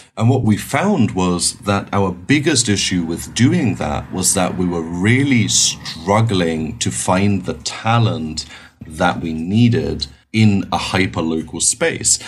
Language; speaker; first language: English; non-native, fluent; German